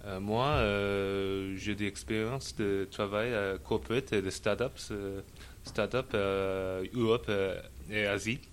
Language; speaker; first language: French; non-native, learner; English